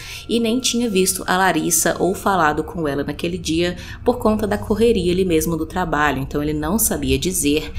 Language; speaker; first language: Portuguese; native; Portuguese